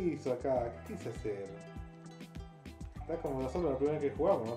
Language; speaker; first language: Spanish; native; Spanish